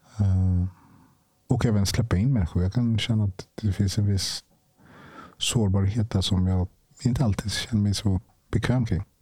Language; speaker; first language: Swedish; early bilingual, other home language; Ganda